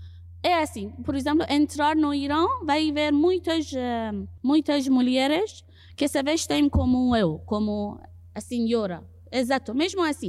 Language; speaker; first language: Portuguese; non-native, fluent; Persian